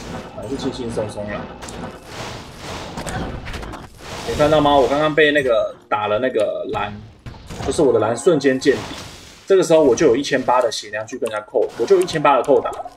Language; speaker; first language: Chinese; native; Chinese